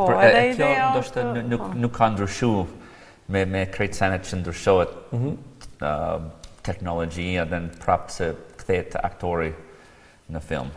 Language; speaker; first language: Albanian; non-native, fluent; English